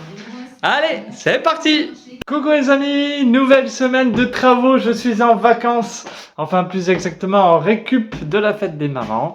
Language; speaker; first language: French; native; French